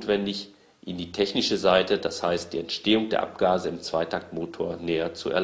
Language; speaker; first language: German; native; German